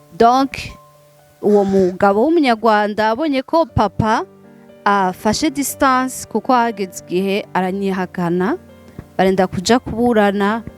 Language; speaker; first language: Rundi; non-native, local second language; Swahili